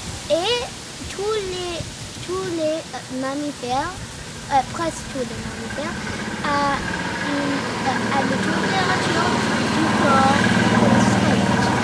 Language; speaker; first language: French; non-native, learner; English